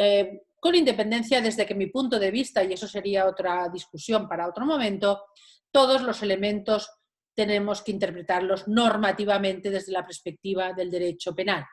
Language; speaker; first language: Spanish; native; Spanish